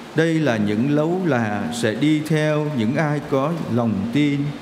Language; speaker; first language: Vietnamese; native; Vietnamese